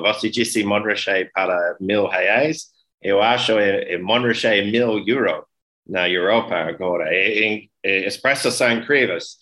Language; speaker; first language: Portuguese; non-native, learner; English